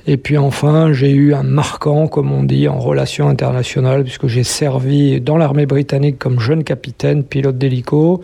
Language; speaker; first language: French; native; French